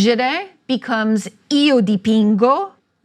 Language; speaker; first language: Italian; non-native, fluent; English